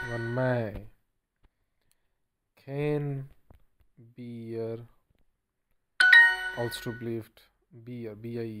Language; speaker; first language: Dutch; non-native, learner; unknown